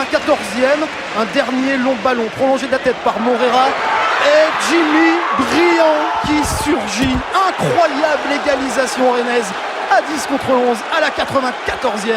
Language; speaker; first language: French; native; French